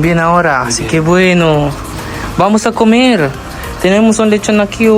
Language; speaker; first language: Spanish; non-native, learner; Filipino